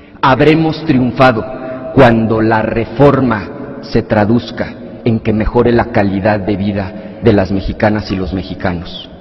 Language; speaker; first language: Spanish; native; Spanish